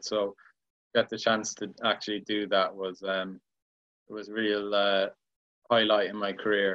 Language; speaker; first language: English; native; English